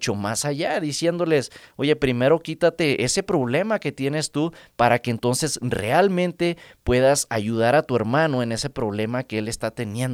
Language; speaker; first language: Spanish; native; Spanish